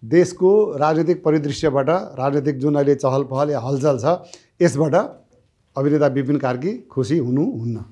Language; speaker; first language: Nepali; native; Nepali